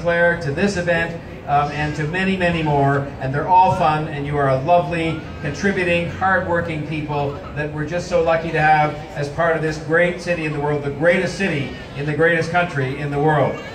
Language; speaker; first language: English; native; English